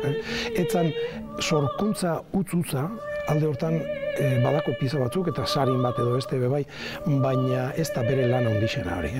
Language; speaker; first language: Basque; native; Basque